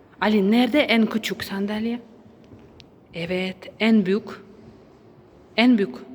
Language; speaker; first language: Turkish; non-native, learner; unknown